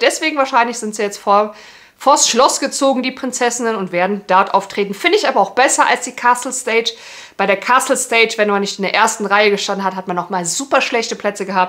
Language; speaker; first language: German; native; German